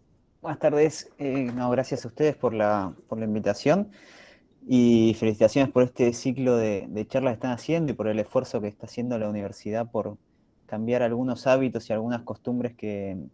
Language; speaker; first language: Spanish; native; Spanish